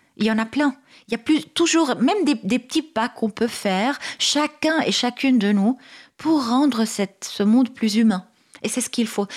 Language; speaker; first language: French; non-native, local second language; Arabic